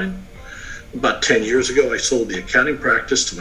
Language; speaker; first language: English; native; English